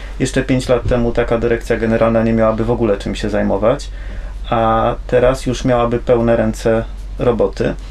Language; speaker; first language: Polish; native; Polish